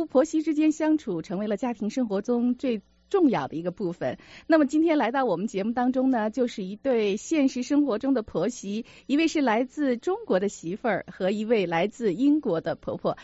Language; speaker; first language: Chinese; native; Chinese